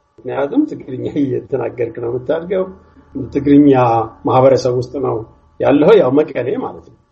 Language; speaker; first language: Amharic; non-native, local second language; Tigrinya